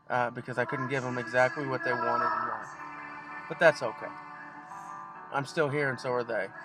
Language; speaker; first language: English; native; English